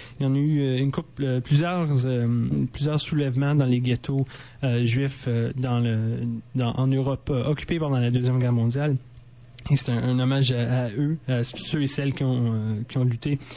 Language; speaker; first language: French; native; French